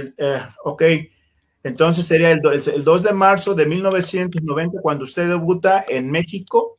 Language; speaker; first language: Spanish; native; Spanish